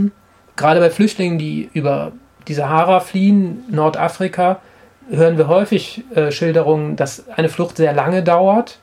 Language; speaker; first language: German; native; German